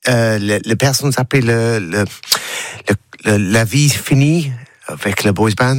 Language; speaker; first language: French; non-native, learner; English